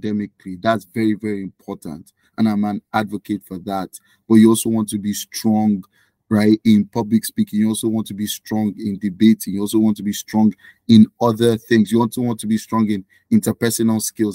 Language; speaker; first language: English; non-native, local second language; Yoruba